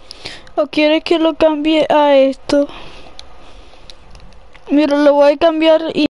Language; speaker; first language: Spanish; early bilingual, heritage; English